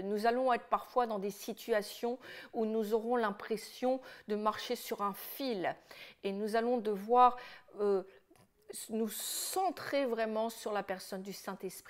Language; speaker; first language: French; native; French